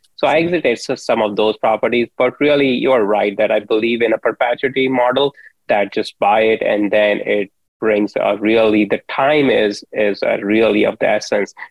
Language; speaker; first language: English; non-native, local second language; Hindi